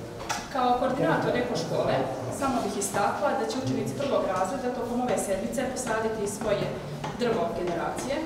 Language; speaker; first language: Croatian; native; Croatian